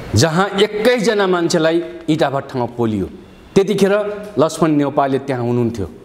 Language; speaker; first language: Nepali; non-native, local second language; Dangaura Tharu